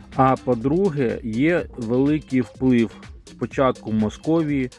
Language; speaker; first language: Ukrainian; non-native, local second language; Russian